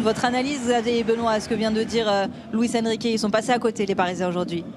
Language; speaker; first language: French; native; French